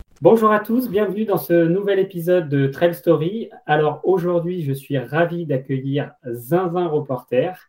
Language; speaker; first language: French; native; French